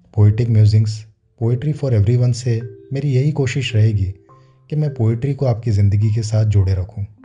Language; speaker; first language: Hindi; non-native, local second language; Gujarati